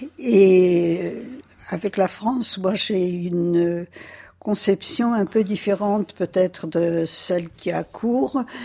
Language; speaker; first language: French; early bilingual, other home language; Yiddish